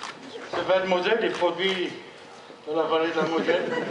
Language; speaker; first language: French; native; French